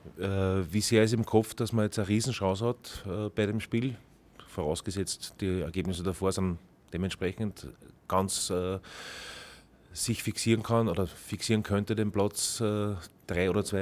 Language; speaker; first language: German; native; German